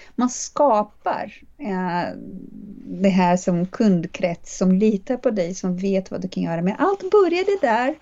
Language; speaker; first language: Swedish; non-native, fluent; Portuguese